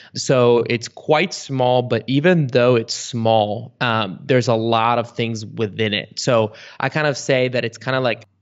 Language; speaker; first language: English; early bilingual, other home language; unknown